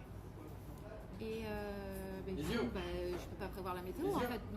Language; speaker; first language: French; native; French